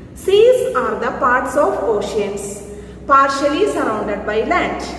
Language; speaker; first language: English; non-native, local second language; Malayalam